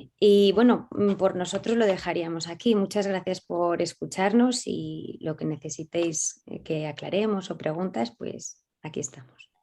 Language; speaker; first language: Spanish; native; Spanish